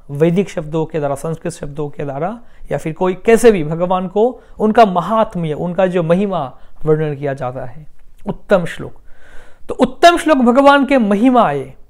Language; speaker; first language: Hindi; non-native, local second language; Bangla